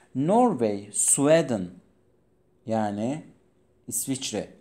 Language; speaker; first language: Turkish; non-native, fluent; Persian